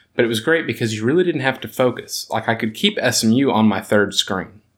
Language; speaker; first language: English; native; English